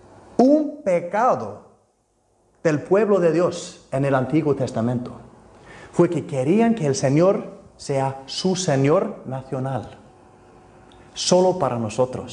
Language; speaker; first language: Spanish; non-native, fluent; Icelandic